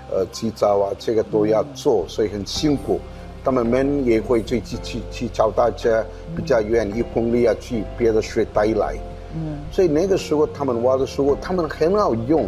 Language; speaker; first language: Chinese; non-native, fluent; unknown